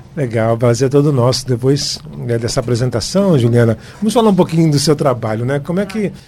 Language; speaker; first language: Portuguese; native; Portuguese